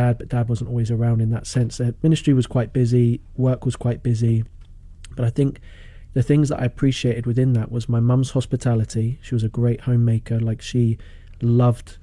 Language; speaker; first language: English; native; English